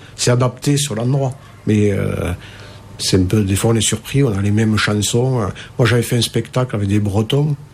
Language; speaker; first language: French; native; French